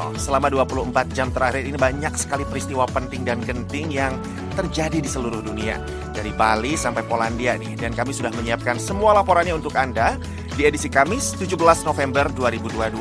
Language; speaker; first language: Indonesian; native; Indonesian